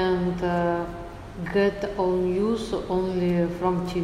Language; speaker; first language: English; non-native, learner; Russian